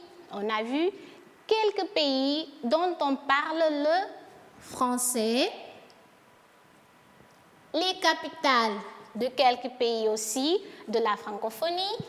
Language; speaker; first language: French; non-native, fluent; Portuguese